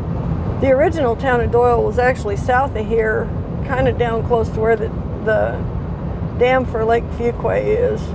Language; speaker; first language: English; native; English